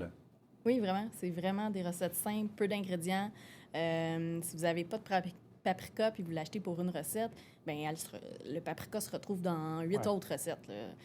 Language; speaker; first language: French; native; French